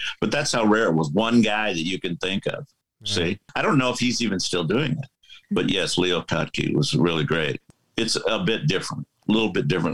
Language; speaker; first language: English; native; English